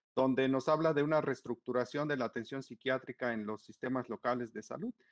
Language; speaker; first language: Spanish; native; Spanish